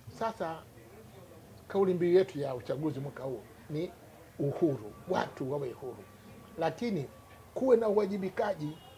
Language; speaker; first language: Swahili; native; Swahili